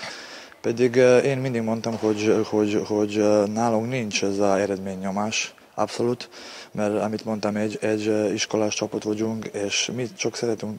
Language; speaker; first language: Hungarian; non-native, learner; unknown